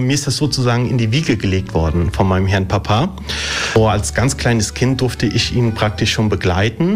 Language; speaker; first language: German; early bilingual, other home language; Italian